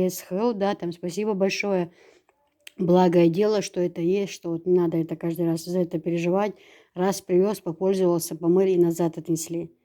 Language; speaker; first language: Russian; native; Russian